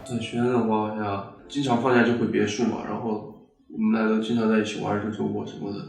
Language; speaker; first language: Chinese; native; Chinese